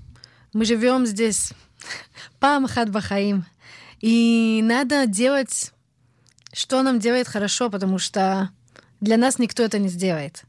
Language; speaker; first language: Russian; early bilingual, heritage; Hebrew